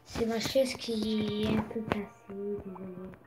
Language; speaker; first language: French; native; French